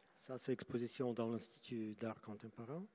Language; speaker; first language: French; non-native, learner; Ukrainian